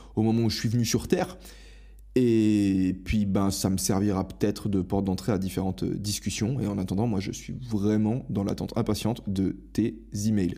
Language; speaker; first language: French; native; French